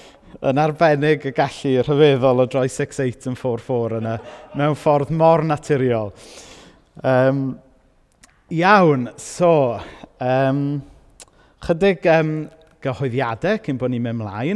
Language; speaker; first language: Welsh; native; Welsh